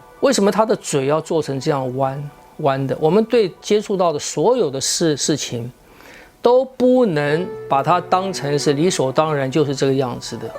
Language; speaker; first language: Chinese; native; Chinese